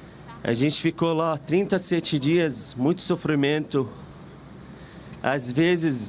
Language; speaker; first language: Portuguese; non-native, fluent; Arabic